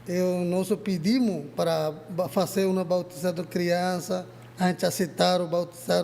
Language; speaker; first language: Portuguese; non-native, learner; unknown